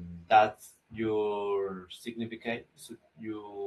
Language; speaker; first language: English; non-native, learner; Spanish